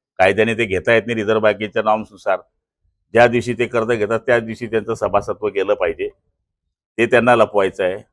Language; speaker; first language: Marathi; native; Marathi